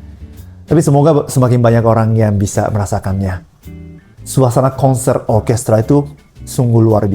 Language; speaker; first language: Indonesian; non-native, fluent; Japanese